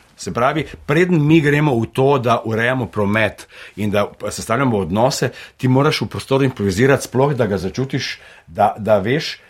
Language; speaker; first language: Slovenian; native; Slovenian